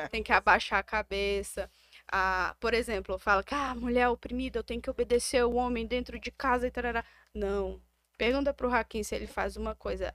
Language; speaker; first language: Portuguese; native; Portuguese